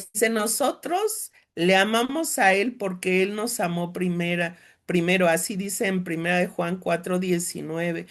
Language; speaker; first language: Spanish; native; Spanish